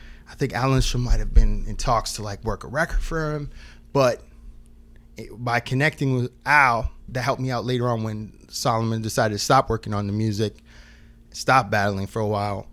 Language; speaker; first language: English; native; English